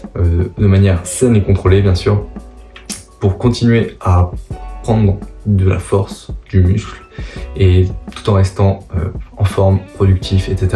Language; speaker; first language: French; native; French